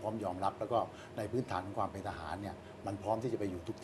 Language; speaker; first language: Thai; native; Thai